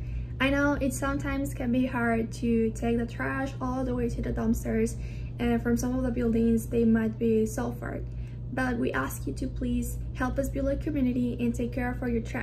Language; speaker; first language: English; non-native, local second language; Spanish